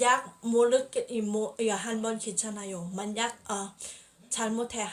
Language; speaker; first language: Korean; non-native, learner; Thai